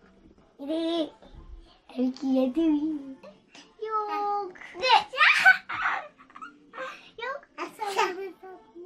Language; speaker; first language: Japanese; native; Japanese